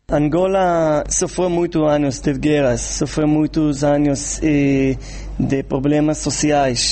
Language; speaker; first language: Portuguese; non-native, fluent; Hebrew